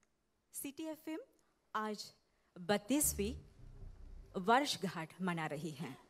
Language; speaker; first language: Hindi; non-native, fluent; Sinhala